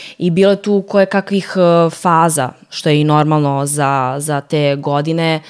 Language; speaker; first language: Serbian; early bilingual, heritage; Serbian